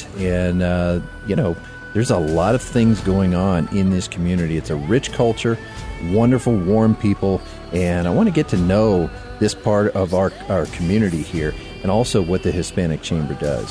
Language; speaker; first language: English; native; English